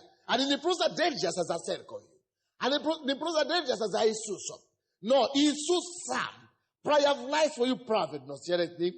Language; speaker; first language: Russian; non-native, fluent; Yoruba